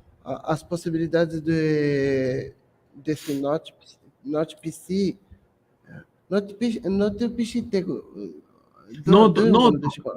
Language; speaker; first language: Japanese; non-native, fluent; Portuguese